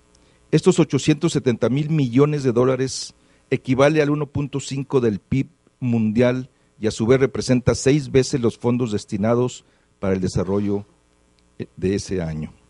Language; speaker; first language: Spanish; native; Spanish